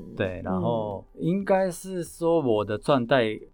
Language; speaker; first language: Chinese; non-native, fluent; Japanese